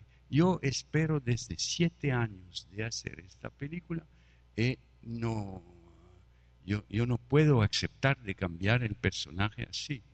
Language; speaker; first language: Spanish; non-native, fluent; French